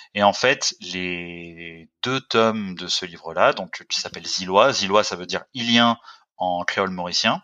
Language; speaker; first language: French; native; French